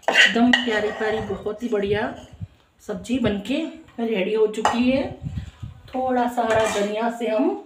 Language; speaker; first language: Hindi; non-native, local second language; Gujarati